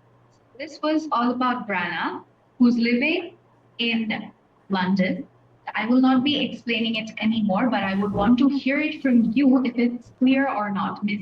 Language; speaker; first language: English; non-native, fluent; Bangla